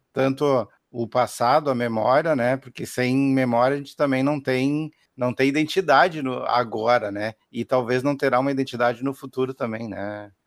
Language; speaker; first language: Portuguese; native; Portuguese